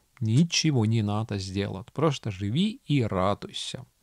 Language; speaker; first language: Russian; non-native, local second language; Estonian